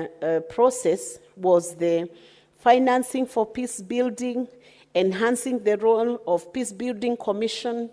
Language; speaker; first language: English; non-native, local second language; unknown